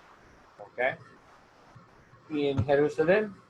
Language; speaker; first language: Spanish; non-native, learner; English